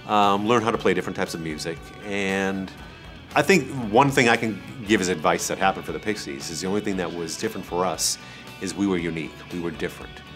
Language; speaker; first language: English; native; English